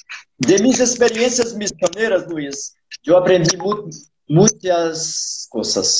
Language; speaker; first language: Spanish; non-native, fluent; Portuguese